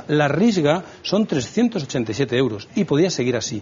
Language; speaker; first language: Spanish; native; Spanish